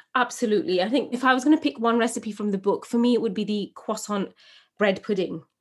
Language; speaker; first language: English; native; English